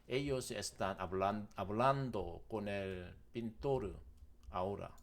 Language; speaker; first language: Spanish; non-native, learner; Korean